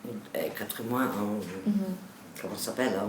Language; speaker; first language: French; non-native, learner; Catalan